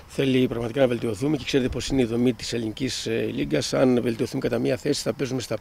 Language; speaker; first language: Greek; native; Greek